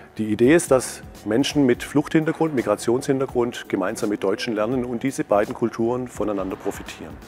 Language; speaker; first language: German; native; German